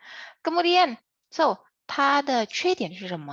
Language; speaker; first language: Chinese; non-native, fluent; Indonesian